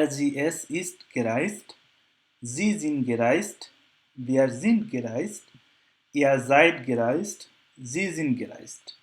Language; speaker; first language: German; non-native, fluent; Bangla